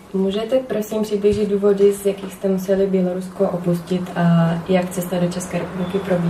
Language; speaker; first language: Czech; native; Czech